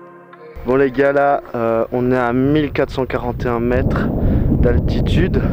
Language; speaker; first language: French; native; French